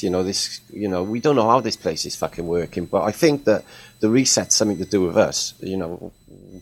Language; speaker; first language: English; native; English